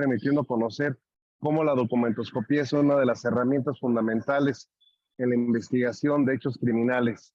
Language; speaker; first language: Spanish; native; Spanish